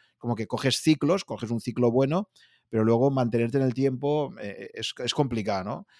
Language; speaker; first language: Spanish; native; Spanish